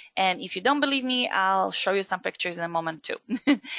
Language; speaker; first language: English; non-native, fluent; Polish